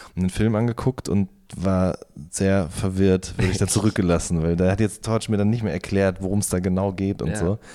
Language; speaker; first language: German; native; German